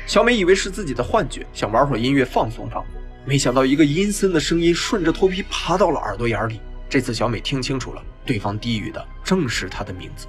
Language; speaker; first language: Chinese; native; Chinese